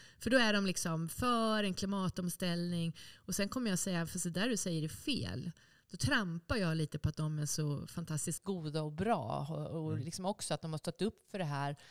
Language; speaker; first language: Swedish; native; Swedish